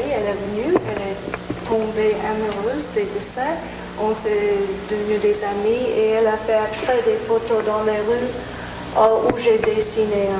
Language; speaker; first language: French; non-native, fluent; English